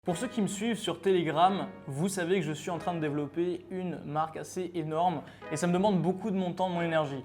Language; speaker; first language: French; native; French